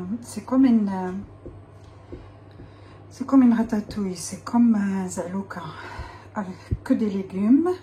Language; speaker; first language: French; non-native, local second language; Arabic